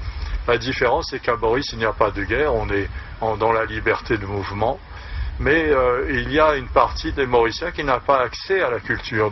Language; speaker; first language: French; native; French